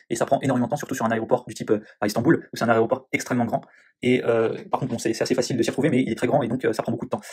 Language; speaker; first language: French; native; French